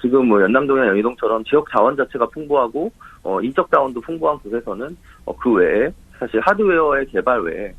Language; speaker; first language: Korean; native; Korean